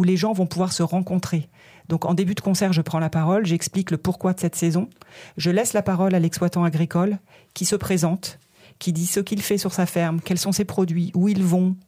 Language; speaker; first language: French; native; French